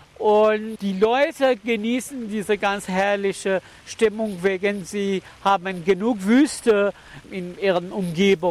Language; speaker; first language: German; non-native, learner; Persian